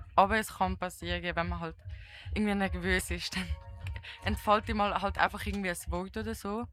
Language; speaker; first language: German; native; German